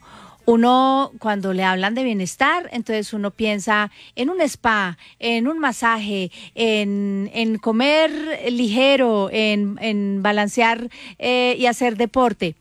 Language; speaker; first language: Spanish; native; Spanish